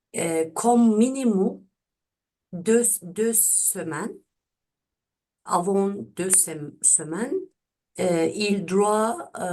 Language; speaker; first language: French; non-native, learner; Turkish